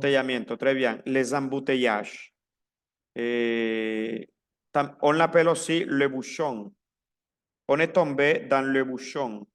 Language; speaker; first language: French; non-native, fluent; Spanish